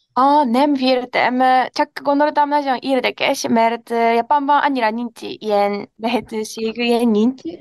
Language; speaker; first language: Hungarian; non-native, learner; Japanese